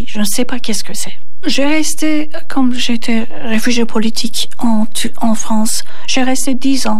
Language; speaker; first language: French; non-native, fluent; Turkish